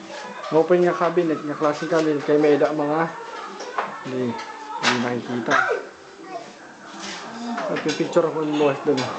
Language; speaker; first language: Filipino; non-native, local second language; Bikol